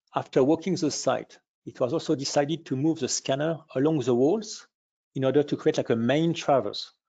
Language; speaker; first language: English; non-native, fluent; French